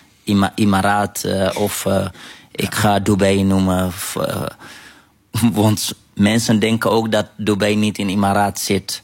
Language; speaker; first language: Dutch; non-native, fluent; Arabic